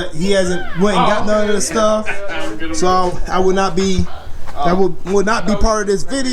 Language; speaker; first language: English; native; English